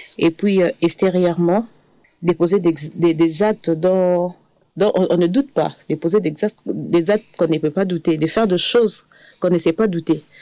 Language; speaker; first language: French; non-native, local second language; Lingala